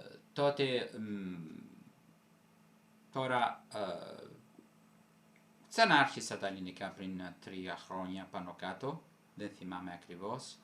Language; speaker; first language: Greek; non-native, fluent; Italian